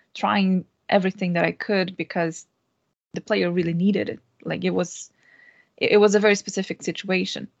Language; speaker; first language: English; non-native, fluent; Portuguese